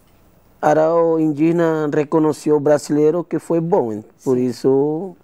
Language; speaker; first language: Portuguese; non-native, learner; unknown